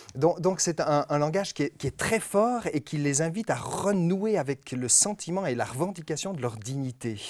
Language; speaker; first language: French; native; French